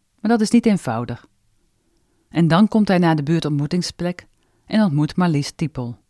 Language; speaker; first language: Dutch; native; Dutch